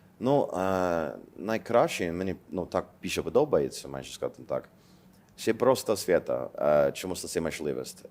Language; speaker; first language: Ukrainian; non-native, learner; English